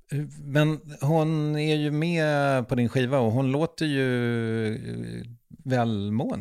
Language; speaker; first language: Swedish; native; Swedish